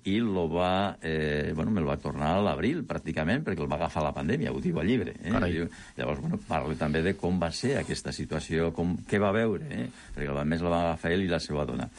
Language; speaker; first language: Catalan; non-native, local second language; Spanish